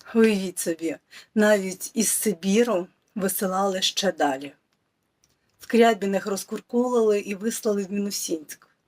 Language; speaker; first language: Ukrainian; non-native, local second language; Russian